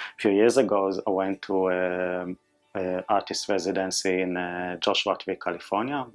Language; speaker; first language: English; non-native, fluent; Hebrew